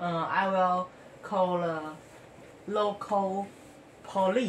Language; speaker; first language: English; non-native, learner; Chinese